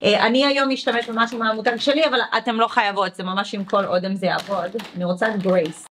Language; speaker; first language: Hebrew; early bilingual, other home language; English